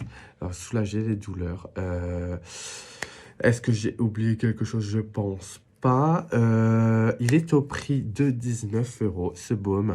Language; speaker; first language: French; native; French